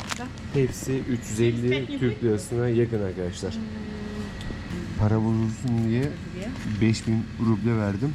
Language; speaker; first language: Turkish; native; Turkish